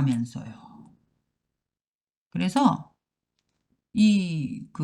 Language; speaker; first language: Korean; native; Korean